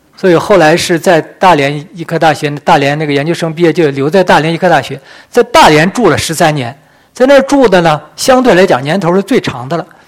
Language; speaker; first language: Chinese; native; Chinese